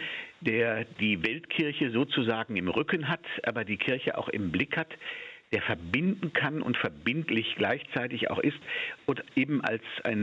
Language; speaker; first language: German; native; German